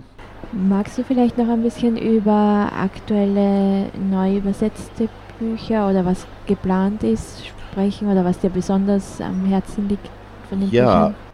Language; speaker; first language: German; native; German